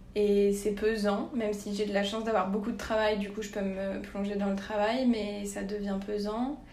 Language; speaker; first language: French; native; French